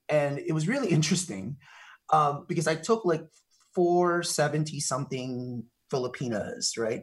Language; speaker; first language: English; native; English